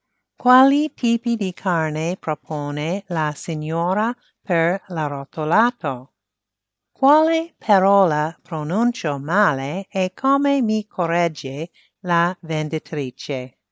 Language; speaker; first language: Italian; non-native, learner; English